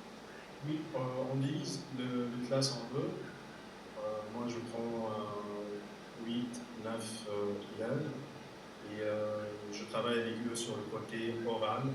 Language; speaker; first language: French; non-native, fluent; Arabic